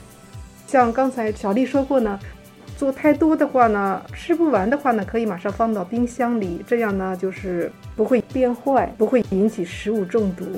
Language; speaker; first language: Chinese; native; Chinese